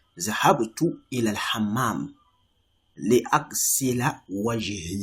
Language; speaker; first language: Arabic; non-native, fluent; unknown